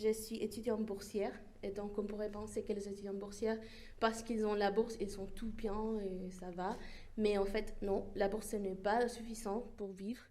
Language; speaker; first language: French; non-native, fluent; Spanish